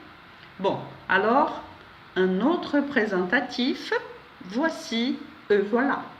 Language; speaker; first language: French; non-native, fluent; Portuguese